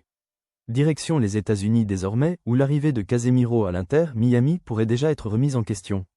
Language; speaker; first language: French; native; French